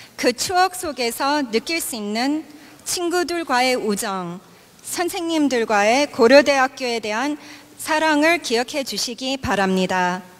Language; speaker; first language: Korean; native; Korean